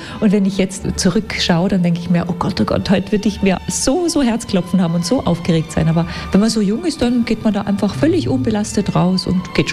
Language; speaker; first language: German; native; German